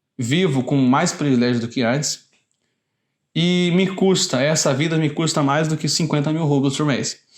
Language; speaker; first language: Portuguese; native; Portuguese